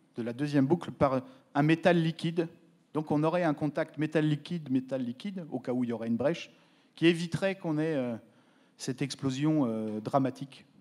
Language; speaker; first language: French; native; French